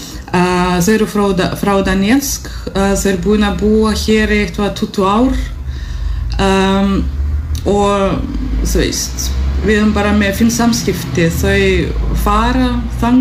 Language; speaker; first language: Icelandic; non-native, fluent; Russian